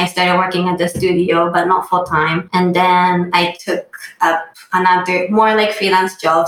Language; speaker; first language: English; non-native, fluent; Japanese